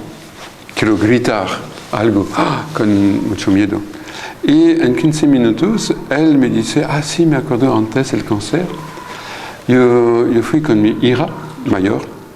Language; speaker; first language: Spanish; non-native, fluent; French